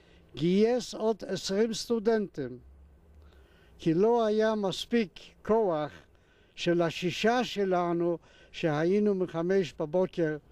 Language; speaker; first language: Hebrew; non-native, fluent; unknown